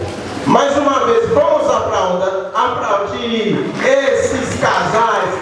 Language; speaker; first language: Portuguese; non-native, local second language; Haitian Creole